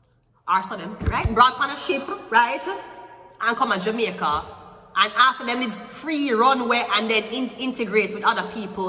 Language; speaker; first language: English; native; English